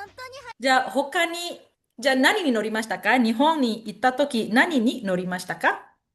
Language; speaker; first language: Japanese; non-native, fluent; Indonesian